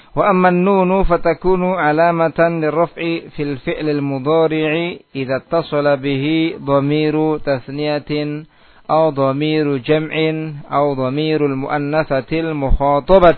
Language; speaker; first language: Arabic; non-native, fluent; Indonesian